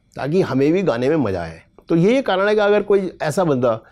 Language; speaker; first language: Hindi; native; Hindi